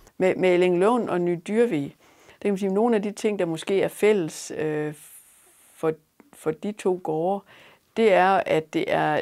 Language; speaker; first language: Danish; native; Danish